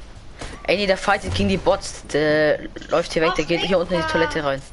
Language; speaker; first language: German; native; German